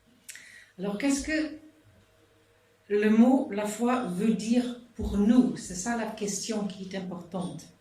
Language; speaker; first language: French; non-native, fluent; German